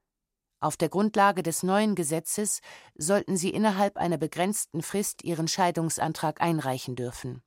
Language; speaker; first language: German; native; German